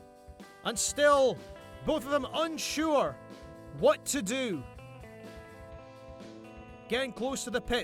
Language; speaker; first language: English; native; English